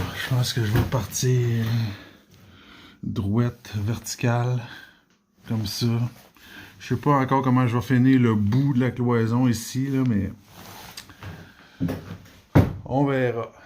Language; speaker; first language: French; native; French